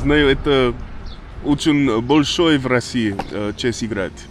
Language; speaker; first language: Russian; non-native, learner; English